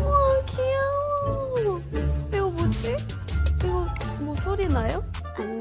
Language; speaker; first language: Korean; non-native, fluent; Thai